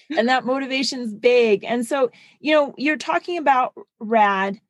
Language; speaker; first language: English; non-native, fluent; German